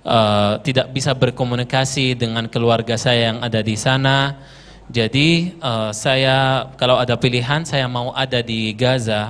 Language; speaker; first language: Indonesian; non-native, fluent; Arabic